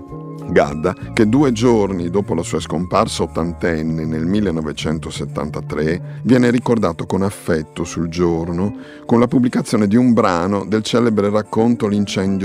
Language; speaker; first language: Italian; native; Italian